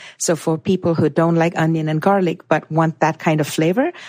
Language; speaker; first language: English; non-native, local second language; Gujarati